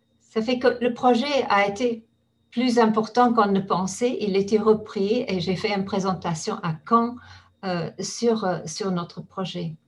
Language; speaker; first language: French; non-native, fluent; English